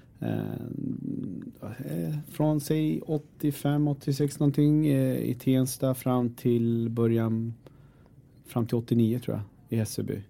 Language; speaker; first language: Swedish; early bilingual, other home language; Kurdish